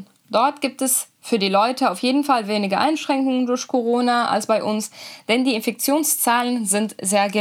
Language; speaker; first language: German; native; German